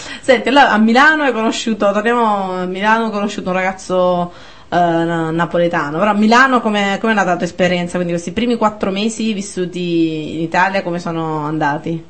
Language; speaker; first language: Italian; native; Italian